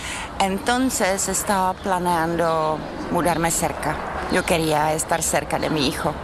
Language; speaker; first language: Spanish; non-native, learner; Czech